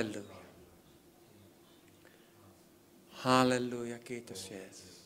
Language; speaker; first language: Finnish; native; Finnish